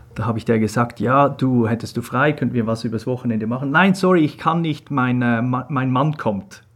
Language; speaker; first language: German; native; German